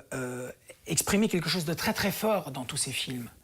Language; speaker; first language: French; native; French